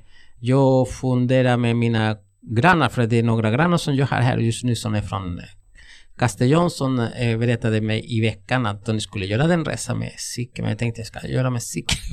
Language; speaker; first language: Swedish; non-native, fluent; Spanish